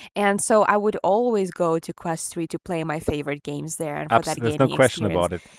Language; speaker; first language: English; non-native, fluent; Ukrainian